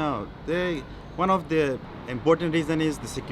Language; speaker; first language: English; non-native, learner; Persian